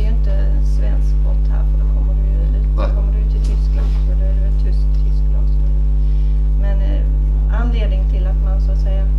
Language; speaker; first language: Swedish; native; Swedish